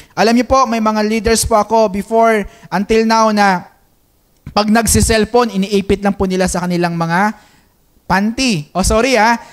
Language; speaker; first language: Filipino; non-native, local second language; Hiligaynon